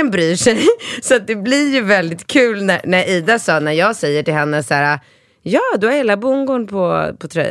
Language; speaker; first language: Swedish; native; Swedish